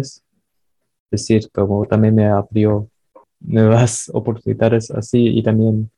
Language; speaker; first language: Spanish; early bilingual, heritage; Spanish